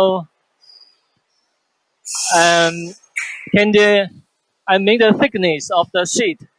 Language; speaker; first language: English; non-native, fluent; Chinese